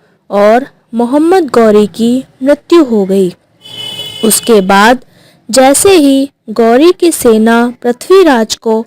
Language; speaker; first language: Hindi; native; Hindi